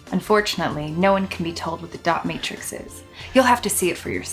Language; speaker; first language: English; native; English